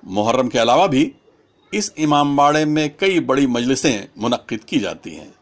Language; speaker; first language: Urdu; native; Urdu